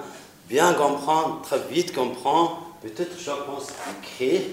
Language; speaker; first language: French; non-native, learner; Mongolian